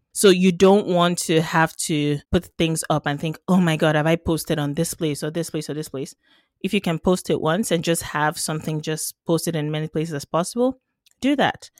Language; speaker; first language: English; non-native, local second language; Yoruba